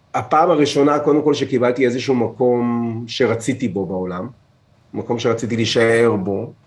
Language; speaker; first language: Hebrew; native; Hebrew